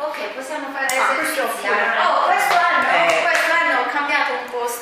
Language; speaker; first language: Italian; non-native, fluent; Chinese